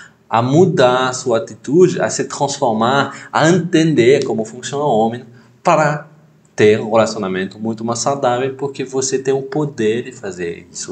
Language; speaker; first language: Portuguese; non-native, fluent; French